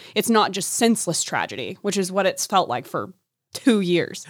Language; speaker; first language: English; native; English